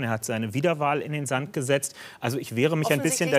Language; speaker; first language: German; native; German